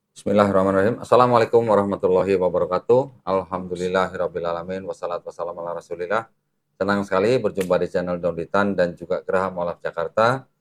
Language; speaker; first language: Indonesian; native; Indonesian